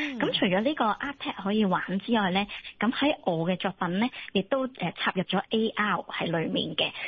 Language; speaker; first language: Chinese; non-native, local second language; Cantonese